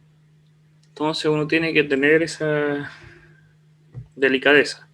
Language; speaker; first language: Spanish; native; Spanish